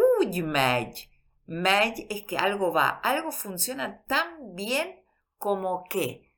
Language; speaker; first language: Spanish; early bilingual, heritage; Spanish